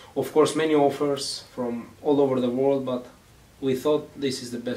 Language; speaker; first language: English; non-native, learner; Greek